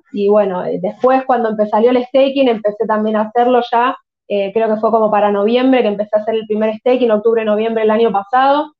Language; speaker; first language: Spanish; native; Spanish